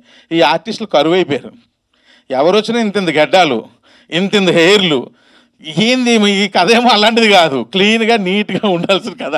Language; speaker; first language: Telugu; native; Telugu